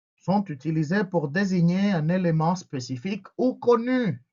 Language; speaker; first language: French; non-native, fluent; Spanish